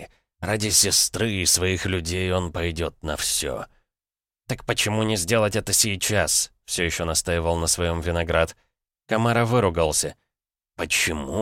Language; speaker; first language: Russian; native; Russian